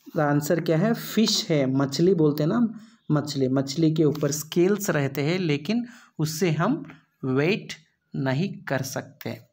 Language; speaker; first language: Hindi; non-native, local second language; Kannada